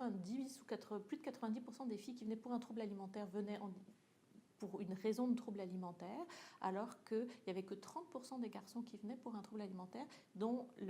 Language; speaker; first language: French; native; French